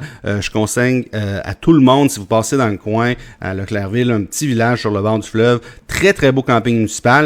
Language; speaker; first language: French; native; French